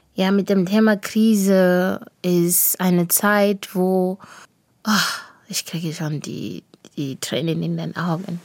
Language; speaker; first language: German; non-native, fluent; Shona